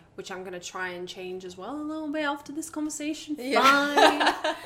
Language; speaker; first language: English; non-native, fluent; Latvian